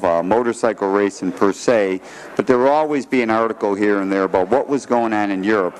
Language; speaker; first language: English; native; English